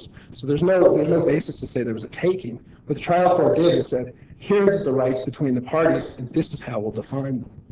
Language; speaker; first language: English; native; English